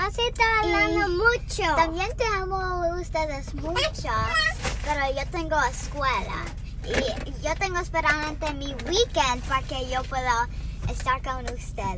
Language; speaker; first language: Spanish; early bilingual, heritage; Spanish